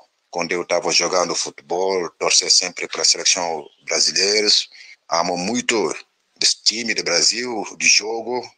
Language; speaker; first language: Portuguese; non-native, learner; Wolof